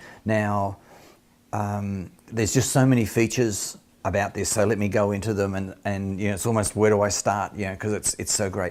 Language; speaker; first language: English; native; English